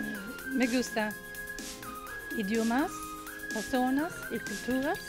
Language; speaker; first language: Spanish; non-native, learner; Swedish